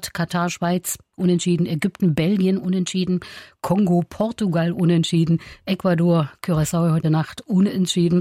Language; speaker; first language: German; native; German